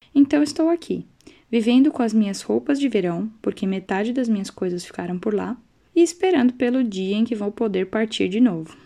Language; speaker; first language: Portuguese; native; Portuguese